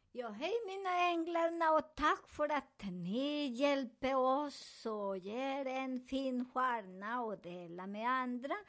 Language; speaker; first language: Swedish; non-native, learner; Spanish